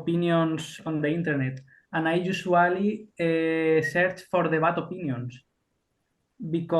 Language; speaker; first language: English; non-native, learner; Spanish